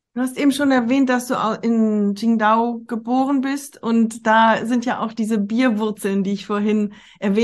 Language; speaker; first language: German; native; German